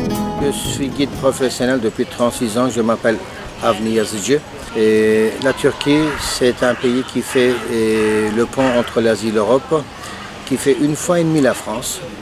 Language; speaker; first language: French; non-native, fluent; Turkish